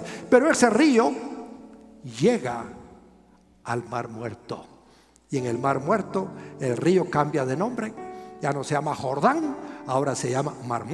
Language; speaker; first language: Spanish; native; Spanish